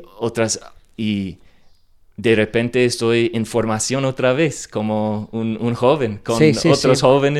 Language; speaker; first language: Spanish; non-native, learner; English